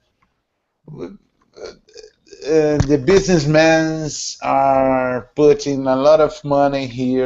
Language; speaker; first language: English; non-native, learner; Portuguese